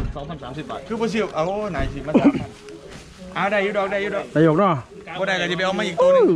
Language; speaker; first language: Thai; native; Thai